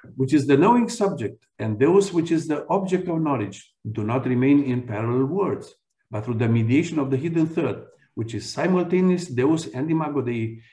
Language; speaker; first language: English; non-native, fluent; Romanian